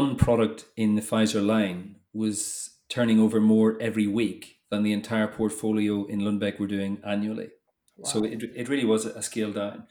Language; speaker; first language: English; native; English